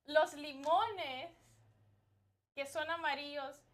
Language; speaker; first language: Spanish; early bilingual, other home language; English